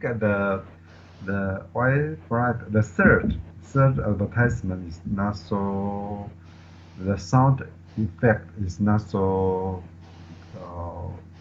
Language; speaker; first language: English; non-native, learner; Chinese